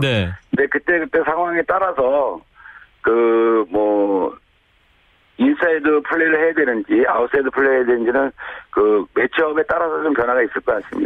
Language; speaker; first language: Korean; native; Korean